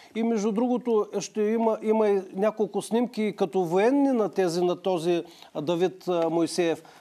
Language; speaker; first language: Bulgarian; native; Bulgarian